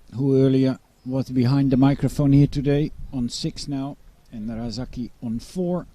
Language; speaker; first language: English; non-native, fluent; Dutch